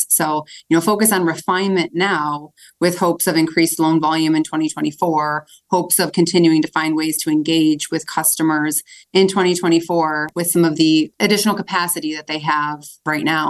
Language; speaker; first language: English; native; English